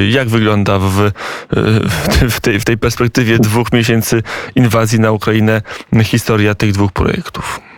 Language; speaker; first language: Polish; native; Polish